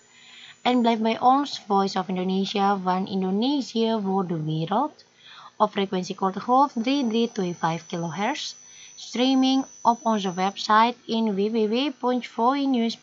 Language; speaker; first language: Dutch; non-native, fluent; Indonesian